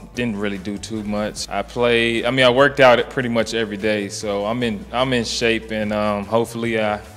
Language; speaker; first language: English; native; English